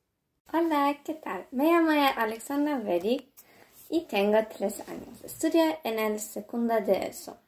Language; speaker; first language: Spanish; non-native, learner; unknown